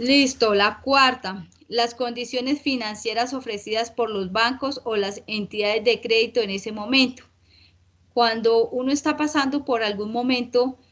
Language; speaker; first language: Spanish; native; Spanish